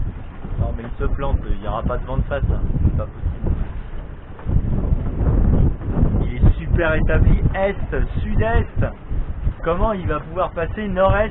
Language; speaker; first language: French; native; French